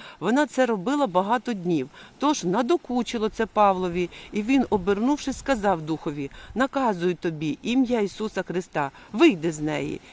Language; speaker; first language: Ukrainian; non-native, local second language; Russian